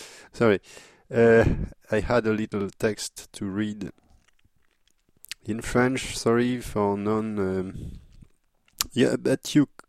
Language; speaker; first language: English; non-native, fluent; French